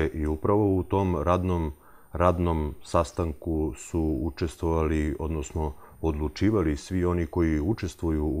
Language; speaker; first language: Serbian; native; Serbian